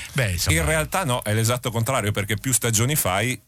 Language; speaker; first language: Italian; native; Italian